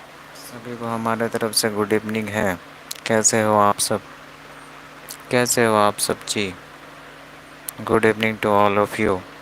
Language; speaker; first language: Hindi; non-native, local second language; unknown